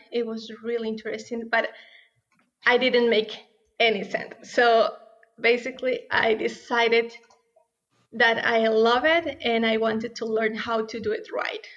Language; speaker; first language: English; non-native, fluent; Spanish